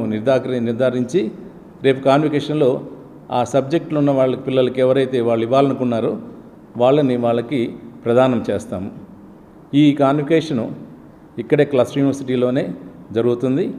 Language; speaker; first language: Telugu; native; Telugu